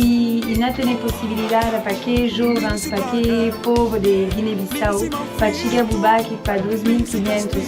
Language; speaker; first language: Portuguese; non-native, local second language; Upper Guinea Crioulo